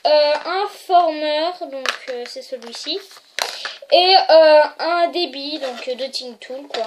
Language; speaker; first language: French; native; French